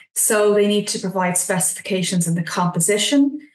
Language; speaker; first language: English; native; English